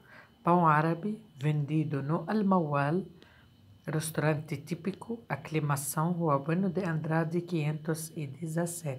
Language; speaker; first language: Portuguese; non-native, fluent; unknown